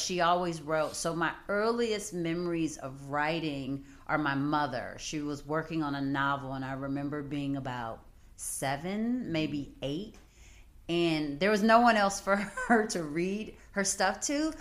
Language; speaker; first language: English; native; English